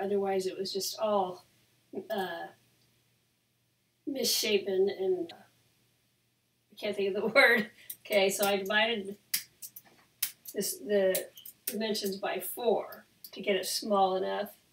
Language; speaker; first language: English; native; English